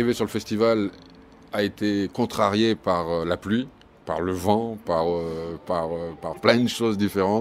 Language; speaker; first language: French; native; French